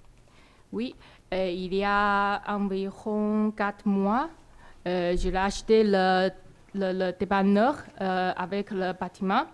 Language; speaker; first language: French; non-native, learner; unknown